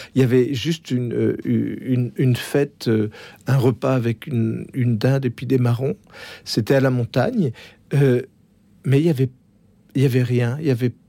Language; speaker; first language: French; native; French